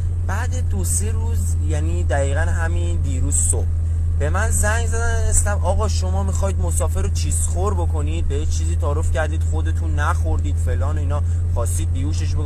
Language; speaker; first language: Persian; native; Persian